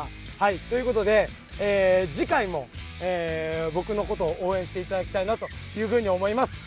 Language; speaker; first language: Japanese; native; Japanese